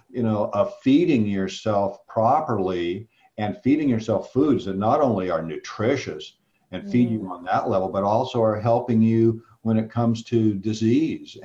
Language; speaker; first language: English; native; English